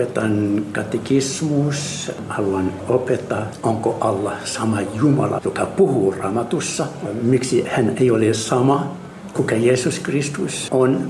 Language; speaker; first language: Finnish; non-native, fluent; Arabic